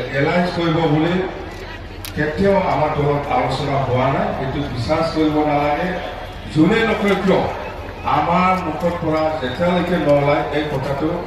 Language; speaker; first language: Assamese; non-native, local second language; Bodo